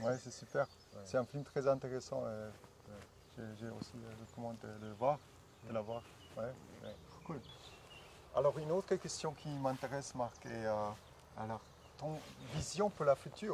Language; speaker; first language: French; non-native, fluent; German